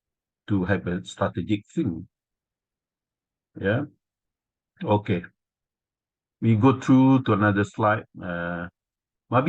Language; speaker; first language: English; non-native, learner; Indonesian